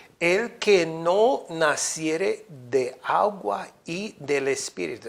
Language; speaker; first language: Spanish; non-native, fluent; English